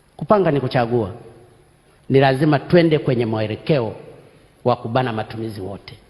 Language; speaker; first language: Swahili; non-native, local second language; Sukuma